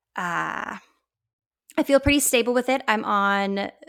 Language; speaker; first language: English; native; English